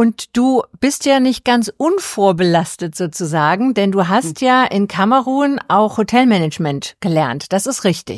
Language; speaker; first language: German; native; German